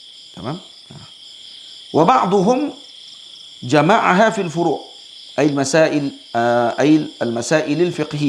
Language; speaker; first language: Arabic; non-native, fluent; Malay